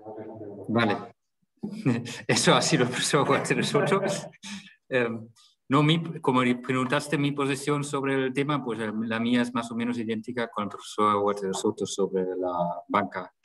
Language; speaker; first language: Spanish; non-native, fluent; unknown